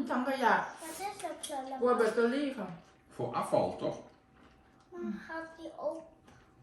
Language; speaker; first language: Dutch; non-native, learner; Thai